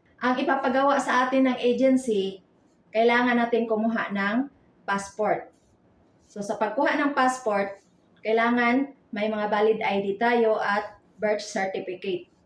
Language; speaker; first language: Filipino; non-native, local second language; Cebuano